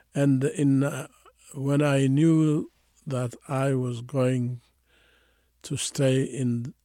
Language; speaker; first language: English; non-native, fluent; Tigrinya